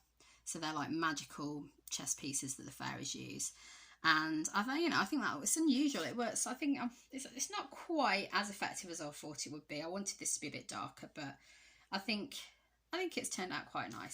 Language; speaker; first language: English; native; English